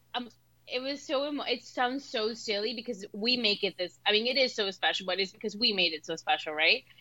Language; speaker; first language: English; early bilingual, other home language; Spanish